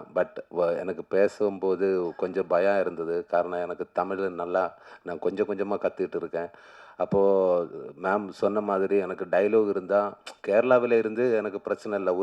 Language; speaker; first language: Tamil; non-native, learner; Malayalam